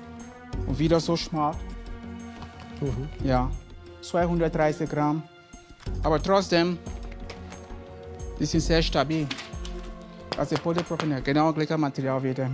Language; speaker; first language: German; non-native, learner; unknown